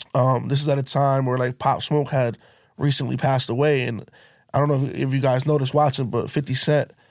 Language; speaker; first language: English; native; English